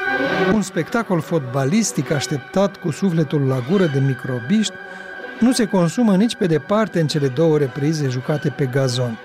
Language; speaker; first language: Romanian; native; Romanian